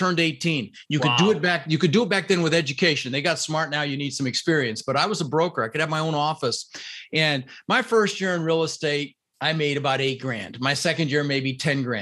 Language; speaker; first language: English; early bilingual, other home language; Dutch